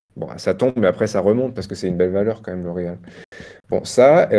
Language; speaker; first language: French; native; French